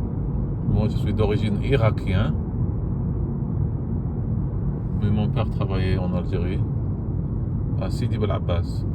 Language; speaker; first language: French; non-native, fluent; Arabic